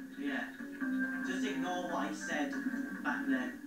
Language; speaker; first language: English; native; English